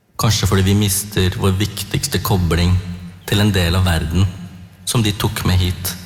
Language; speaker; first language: Norwegian; early bilingual, other home language; Tamil